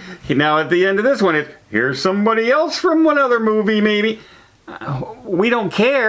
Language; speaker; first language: English; native; English